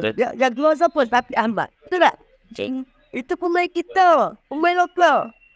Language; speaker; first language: Malay; native; Malay